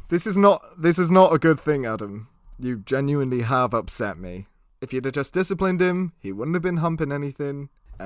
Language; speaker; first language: English; native; English